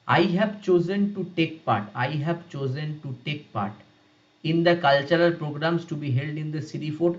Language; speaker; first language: English; non-native, local second language; Bangla